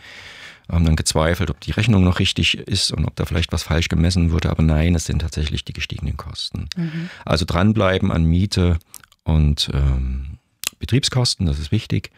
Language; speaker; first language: German; native; German